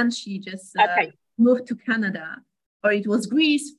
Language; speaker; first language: English; non-native, fluent; Polish